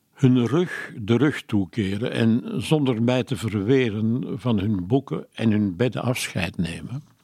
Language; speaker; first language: Dutch; non-native, local second language; French